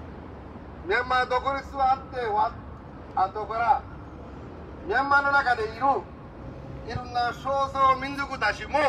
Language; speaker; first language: Japanese; non-native, fluent; Rohingya